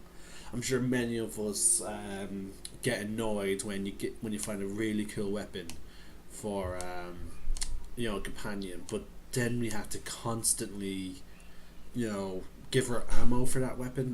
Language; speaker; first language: English; native; English